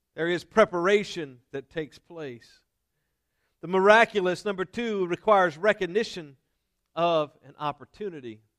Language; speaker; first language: English; native; English